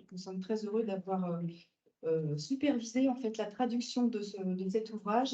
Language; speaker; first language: French; native; French